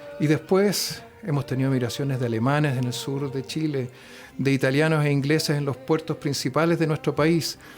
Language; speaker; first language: Spanish; native; Spanish